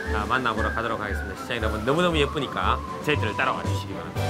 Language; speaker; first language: Korean; native; Korean